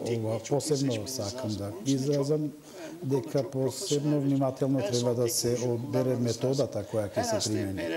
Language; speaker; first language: Macedonian; non-native, local second language; Turkish